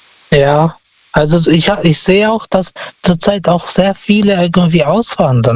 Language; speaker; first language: German; non-native, fluent; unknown